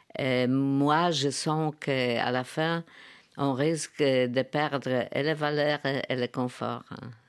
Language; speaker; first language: French; non-native, fluent; Polish